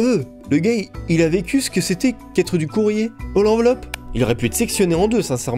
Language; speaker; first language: French; native; French